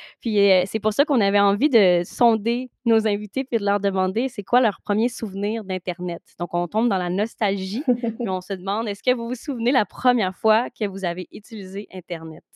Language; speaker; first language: French; native; French